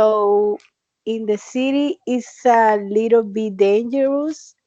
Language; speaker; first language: English; non-native, learner; Spanish